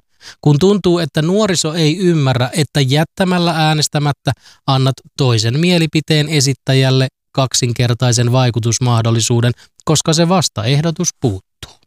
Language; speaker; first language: Finnish; native; Finnish